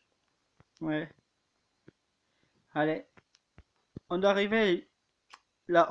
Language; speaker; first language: French; native; French